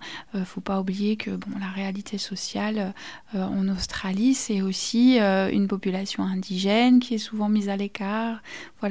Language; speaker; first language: French; native; French